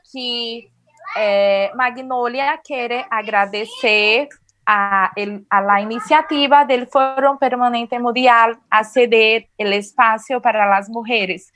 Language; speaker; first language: Spanish; non-native, fluent; Portuguese